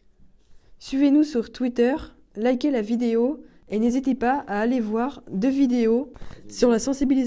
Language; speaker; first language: French; native; French